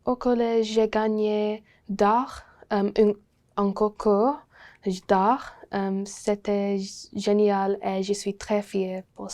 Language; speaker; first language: French; non-native, learner; English